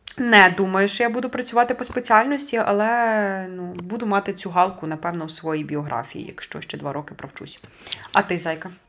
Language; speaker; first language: Ukrainian; native; Ukrainian